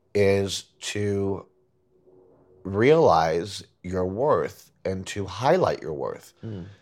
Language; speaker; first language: English; early bilingual, other home language; Spanish